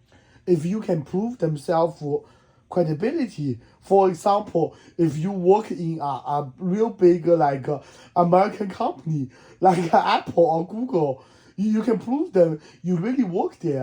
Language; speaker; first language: English; non-native, learner; Chinese